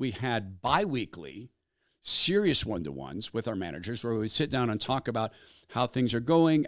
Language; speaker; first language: English; native; English